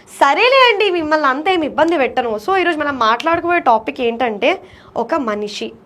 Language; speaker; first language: Telugu; non-native, local second language; Marathi